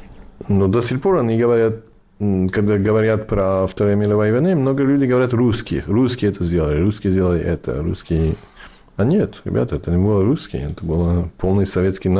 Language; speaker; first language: Russian; non-native, fluent; English